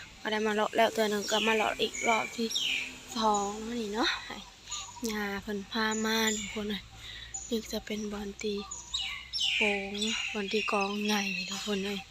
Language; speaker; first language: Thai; non-native, local second language; Lao